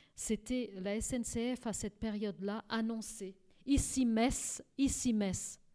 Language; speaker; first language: French; early bilingual, other home language; Portuguese